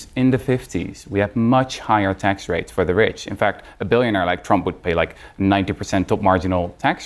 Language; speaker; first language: English; non-native, fluent; Dutch